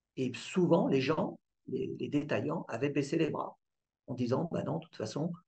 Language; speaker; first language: French; native; French